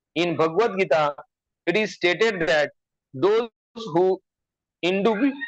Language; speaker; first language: English; non-native, local second language; Marathi